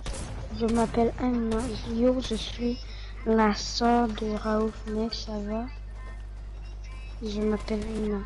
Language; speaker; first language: French; native; French